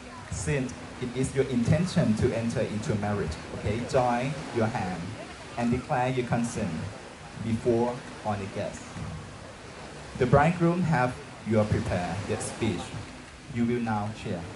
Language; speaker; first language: English; non-native, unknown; Thai